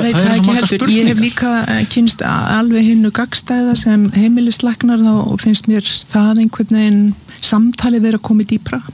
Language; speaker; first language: Icelandic; native; Icelandic